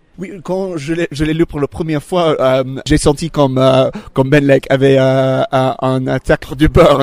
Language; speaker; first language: French; non-native, learner; English